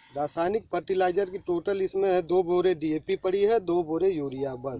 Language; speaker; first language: Hindi; native; Hindi